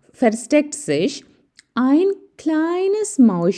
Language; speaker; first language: German; non-native, fluent; Malayalam